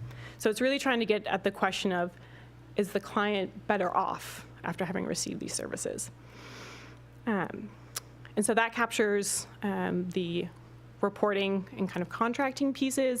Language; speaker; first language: English; native; English